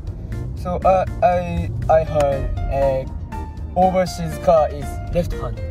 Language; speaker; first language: English; non-native, learner; Japanese